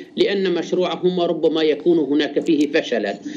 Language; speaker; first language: Arabic; native; Arabic